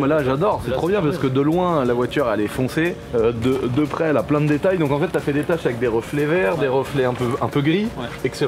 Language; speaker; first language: French; native; French